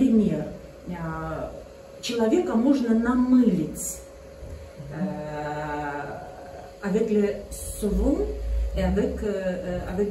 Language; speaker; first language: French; non-native, learner; Russian